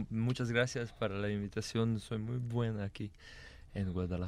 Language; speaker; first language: Spanish; non-native, fluent; Slovenian